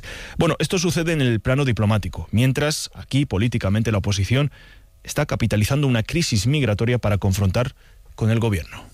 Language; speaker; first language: Spanish; native; Spanish